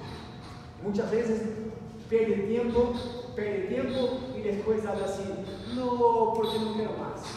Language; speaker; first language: Spanish; non-native, learner; Portuguese